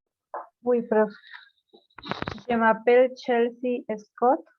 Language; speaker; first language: French; non-native, learner; Spanish